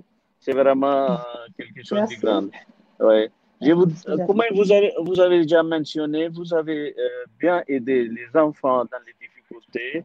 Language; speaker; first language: French; non-native, learner; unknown